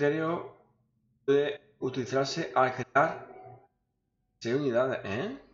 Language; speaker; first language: Spanish; native; Spanish